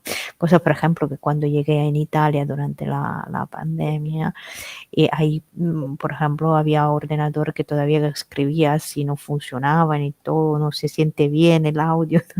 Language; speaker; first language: Spanish; non-native, fluent; Italian